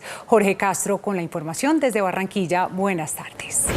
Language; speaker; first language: Spanish; native; Spanish